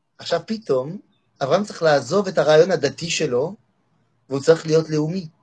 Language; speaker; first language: Hebrew; non-native, fluent; French